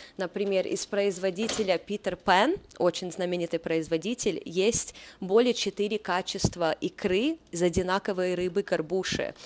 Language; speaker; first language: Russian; early bilingual, heritage; Russian